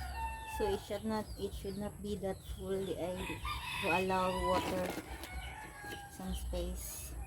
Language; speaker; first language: English; non-native, local second language; Filipino